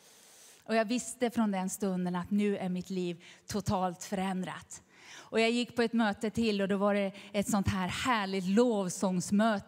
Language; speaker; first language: Swedish; native; Swedish